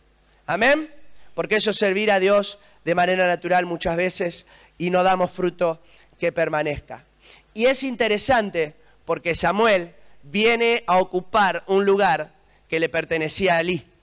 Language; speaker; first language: Spanish; native; Spanish